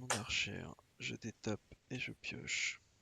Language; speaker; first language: French; native; French